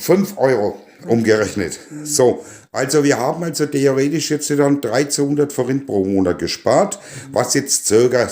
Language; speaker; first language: German; native; German